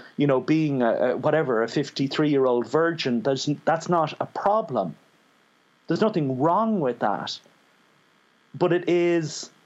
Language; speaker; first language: English; native; English